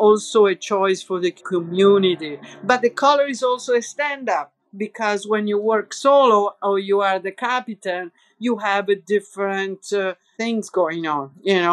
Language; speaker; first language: English; non-native, fluent; Italian